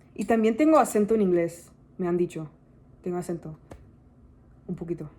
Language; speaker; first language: Spanish; early bilingual, heritage; Spanish